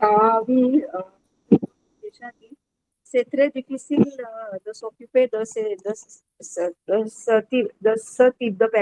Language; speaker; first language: French; non-native, learner; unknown